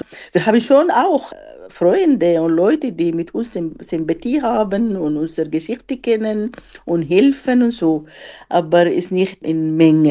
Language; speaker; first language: German; non-native, fluent; Arabic